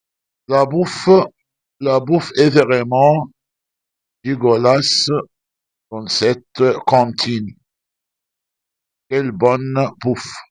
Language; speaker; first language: French; non-native, fluent; Arabic